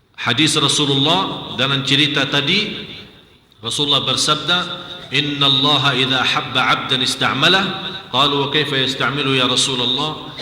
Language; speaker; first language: Malay; non-native, fluent; Arabic